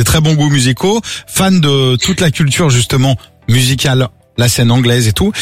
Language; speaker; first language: French; native; French